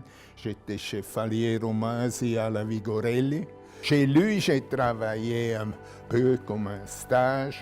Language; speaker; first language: French; non-native, local second language; German